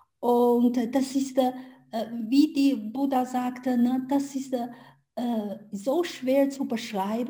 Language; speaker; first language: German; non-native, learner; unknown